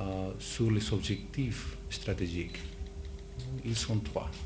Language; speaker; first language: French; non-native, fluent; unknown